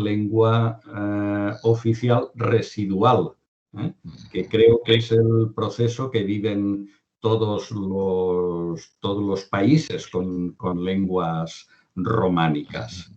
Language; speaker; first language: Spanish; non-native, local second language; Catalan